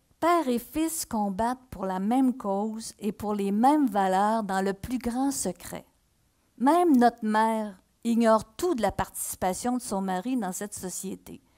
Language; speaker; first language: French; native; French